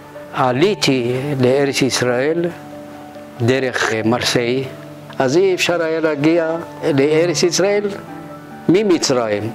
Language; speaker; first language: Hebrew; non-native, fluent; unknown